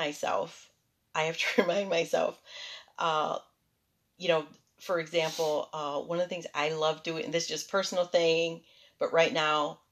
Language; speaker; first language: English; early bilingual, other home language; Spanish